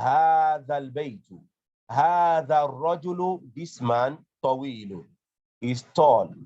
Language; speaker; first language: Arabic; non-native, fluent; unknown